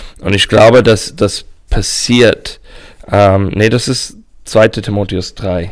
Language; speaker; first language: German; non-native, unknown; English